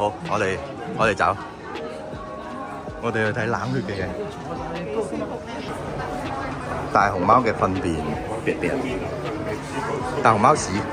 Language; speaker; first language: Chinese; native; Chinese